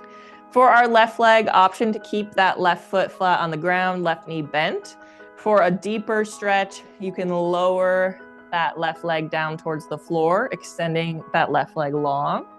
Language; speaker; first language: English; native; English